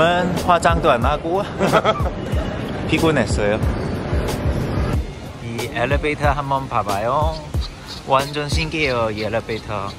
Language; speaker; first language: Korean; non-native, learner; Cantonese